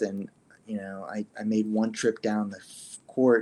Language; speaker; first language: English; native; English